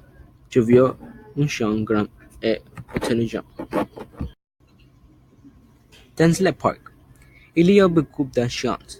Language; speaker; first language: French; non-native, learner; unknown